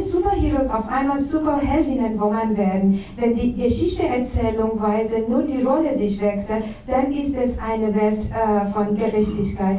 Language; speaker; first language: German; non-native, fluent; Persian